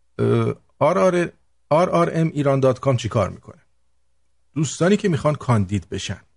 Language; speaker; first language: Persian; native; Persian